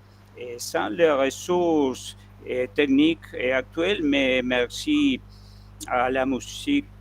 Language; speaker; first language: French; non-native, fluent; Spanish